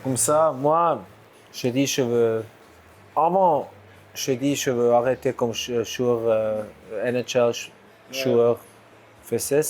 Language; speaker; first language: French; non-native, local second language; German